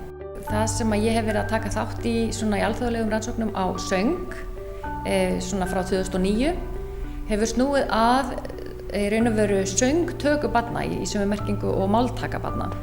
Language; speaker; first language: Icelandic; native; Icelandic